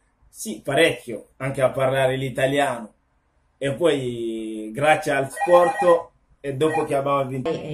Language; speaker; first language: Italian; non-native, local second language; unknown